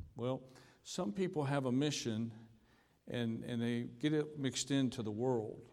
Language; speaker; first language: English; native; English